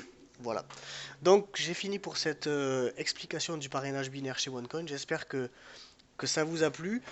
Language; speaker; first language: French; native; French